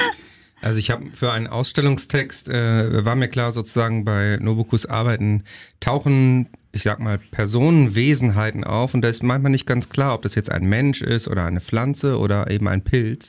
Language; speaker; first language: German; native; German